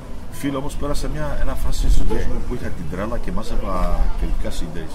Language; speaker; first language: Greek; early bilingual, heritage; Greek